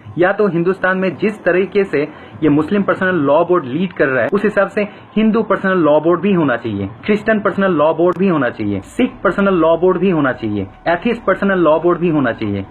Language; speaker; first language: Hindi; non-native, fluent; Bangla